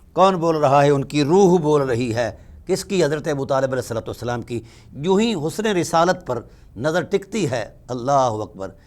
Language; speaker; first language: Urdu; non-native, local second language; Punjabi